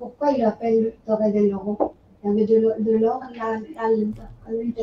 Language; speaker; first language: French; non-native, fluent; Spanish